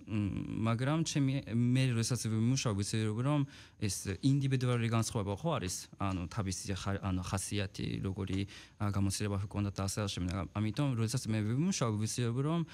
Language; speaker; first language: Georgian; non-native, fluent; Japanese